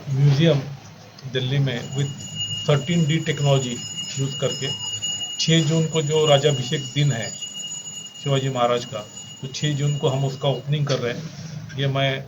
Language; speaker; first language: Hindi; non-native, local second language; Marathi